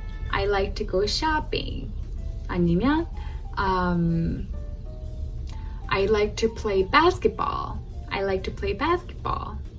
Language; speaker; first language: English; early bilingual, other home language; Korean